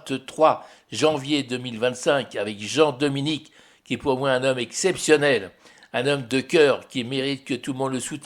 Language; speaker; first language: French; native; French